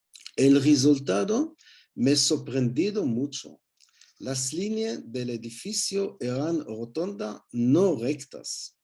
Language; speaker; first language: Spanish; non-native, learner; Hebrew